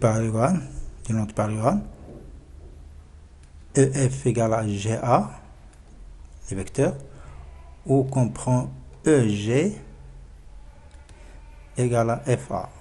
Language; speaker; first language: French; non-native, local second language; Arabic